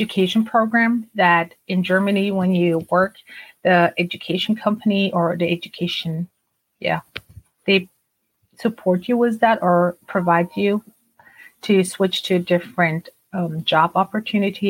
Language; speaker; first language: English; non-native, fluent; Turkish